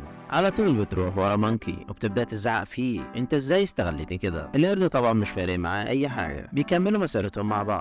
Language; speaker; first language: Arabic; native; Arabic